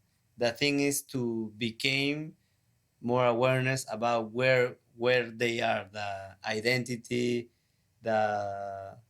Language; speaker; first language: English; non-native, learner; Spanish